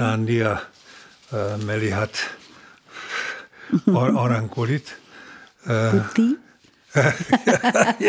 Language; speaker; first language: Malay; non-native, learner; Czech